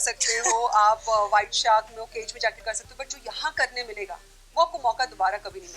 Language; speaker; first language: Hindi; native; Hindi